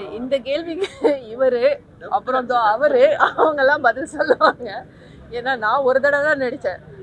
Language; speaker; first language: Tamil; native; Tamil